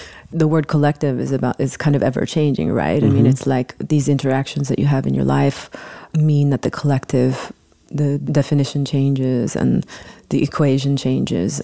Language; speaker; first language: English; native; English